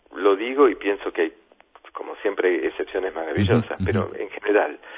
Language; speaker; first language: Spanish; native; Spanish